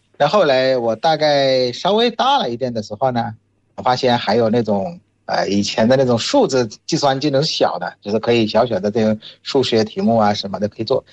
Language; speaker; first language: Chinese; non-native, fluent; Bangla